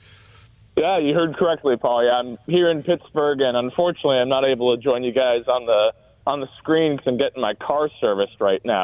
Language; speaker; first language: English; native; English